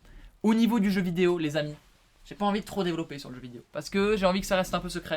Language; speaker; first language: French; native; French